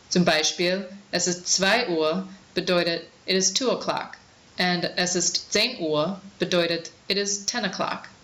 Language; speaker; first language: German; non-native, fluent; English